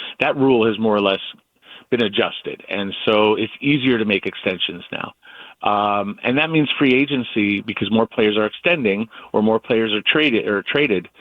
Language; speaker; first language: English; native; English